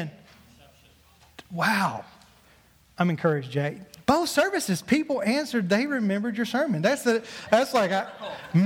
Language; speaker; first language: English; native; English